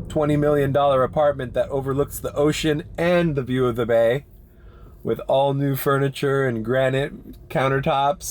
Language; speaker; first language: English; early bilingual, other home language; Spanish